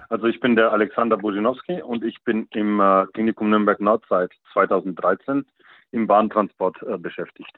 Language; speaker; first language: German; native; German